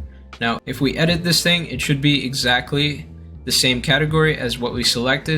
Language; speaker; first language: English; native; English